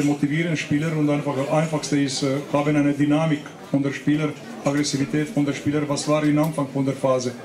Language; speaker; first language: German; non-native, fluent; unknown